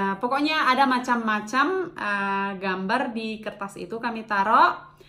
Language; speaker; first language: Indonesian; non-native, local second language; Batak Toba